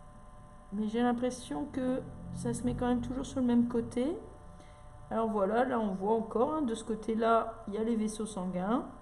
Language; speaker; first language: French; native; French